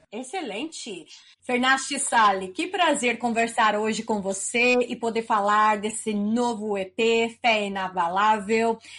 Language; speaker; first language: Portuguese; native; Portuguese